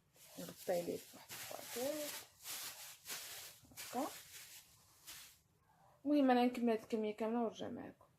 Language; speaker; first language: Arabic; native; Arabic